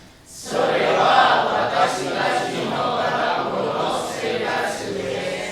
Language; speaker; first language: Japanese; non-native, learner; Indonesian